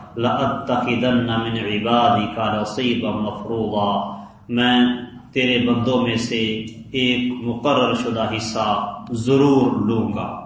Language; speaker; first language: Urdu; native; Urdu